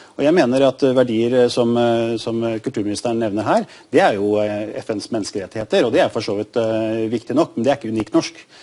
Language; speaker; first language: Norwegian; native; Norwegian